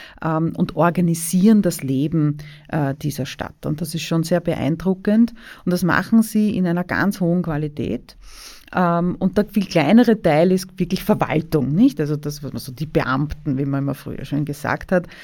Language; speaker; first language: German; native; German